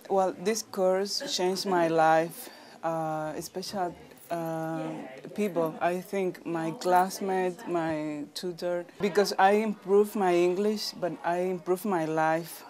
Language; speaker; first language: English; non-native, learner; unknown